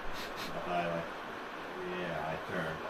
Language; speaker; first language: English; non-native, fluent; Swedish